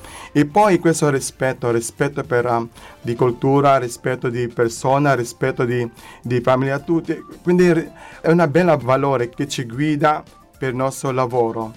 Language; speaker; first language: Italian; non-native, learner; Filipino